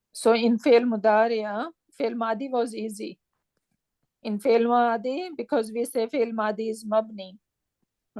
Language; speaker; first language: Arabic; non-native, fluent; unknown